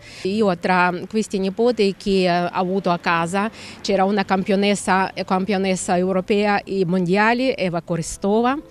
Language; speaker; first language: Italian; non-native, fluent; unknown